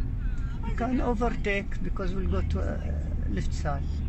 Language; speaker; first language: English; non-native, learner; Arabic